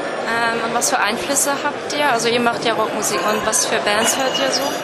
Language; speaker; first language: German; native; German